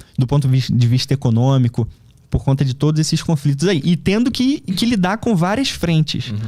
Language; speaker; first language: Portuguese; native; Portuguese